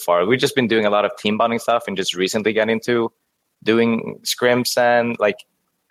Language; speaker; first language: English; non-native, fluent; Swedish